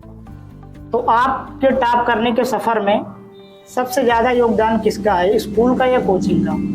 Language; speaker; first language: Hindi; native; Hindi